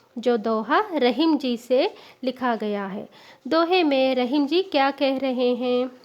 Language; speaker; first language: Hindi; non-native, local second language; Telugu